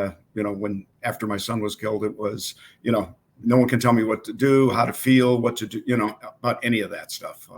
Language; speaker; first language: English; native; English